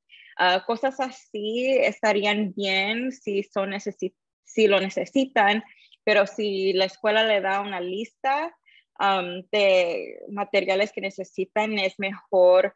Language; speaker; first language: Spanish; early bilingual, heritage; Spanish